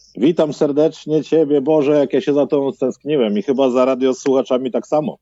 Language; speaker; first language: Polish; native; Polish